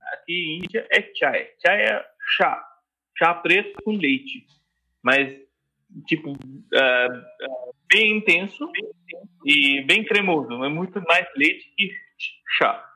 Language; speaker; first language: Portuguese; non-native, fluent; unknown